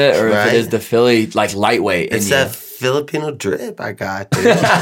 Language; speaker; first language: English; native; English